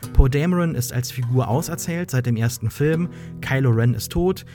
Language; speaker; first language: German; native; German